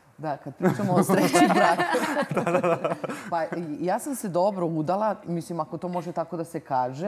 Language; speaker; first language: Serbian; native; Serbian